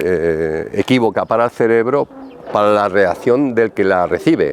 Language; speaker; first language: Spanish; native; Spanish